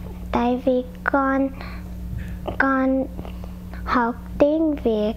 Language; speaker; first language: Vietnamese; early bilingual, heritage; Vietnamese